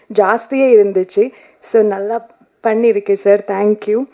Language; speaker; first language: Tamil; non-native, learner; Kannada